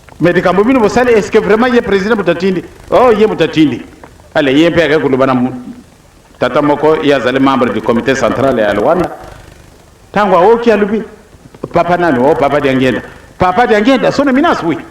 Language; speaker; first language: Lingala; non-native, local second language; Kongo